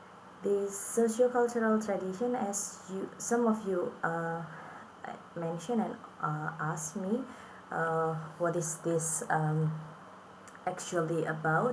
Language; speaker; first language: English; non-native, fluent; Indonesian